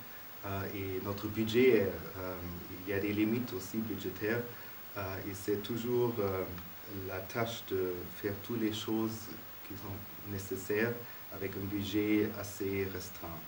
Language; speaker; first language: French; non-native, fluent; German